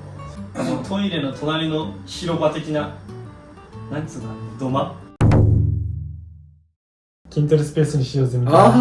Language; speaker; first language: Japanese; native; Japanese